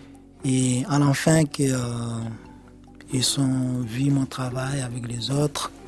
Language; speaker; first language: French; non-native, learner; Arabic